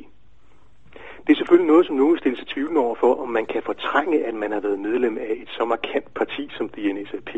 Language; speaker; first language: Danish; native; Danish